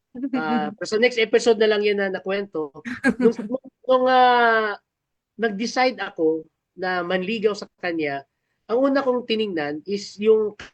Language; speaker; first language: Filipino; non-native, local second language; Cebuano